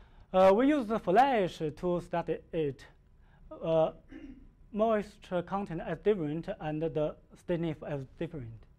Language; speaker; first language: English; non-native, learner; Chinese